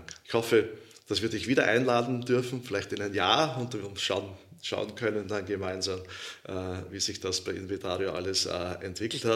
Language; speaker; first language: German; native; German